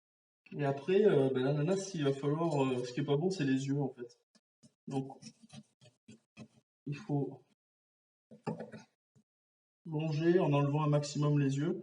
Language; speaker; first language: French; native; French